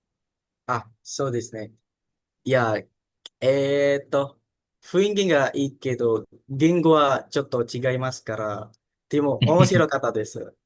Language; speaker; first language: Japanese; non-native, learner; Indonesian